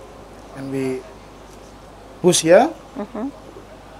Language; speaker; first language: English; non-native, learner; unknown